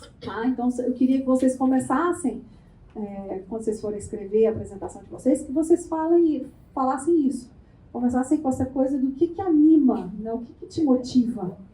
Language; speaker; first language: Portuguese; native; Portuguese